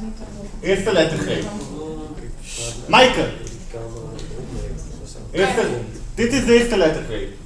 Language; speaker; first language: Dutch; non-native, fluent; Spanish